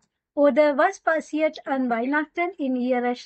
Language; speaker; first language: German; non-native, learner; Hindi